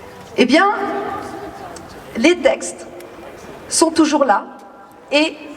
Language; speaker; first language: French; native; French